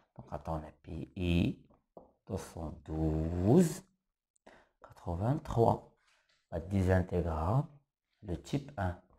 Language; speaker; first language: French; non-native, local second language; Arabic